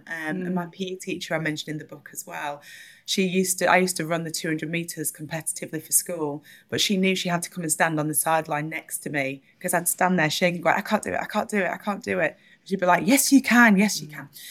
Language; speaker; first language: English; native; English